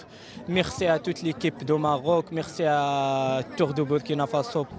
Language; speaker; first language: French; non-native, learner; Arabic